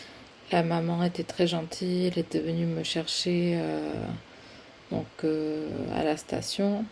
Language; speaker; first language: French; non-native, fluent; Spanish